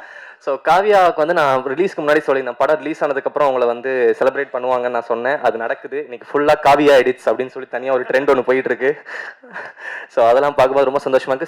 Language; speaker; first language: Tamil; native; Tamil